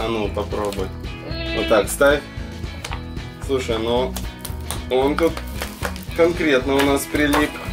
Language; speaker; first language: Russian; native; Russian